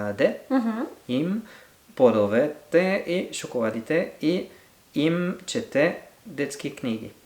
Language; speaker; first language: Bulgarian; non-native, learner; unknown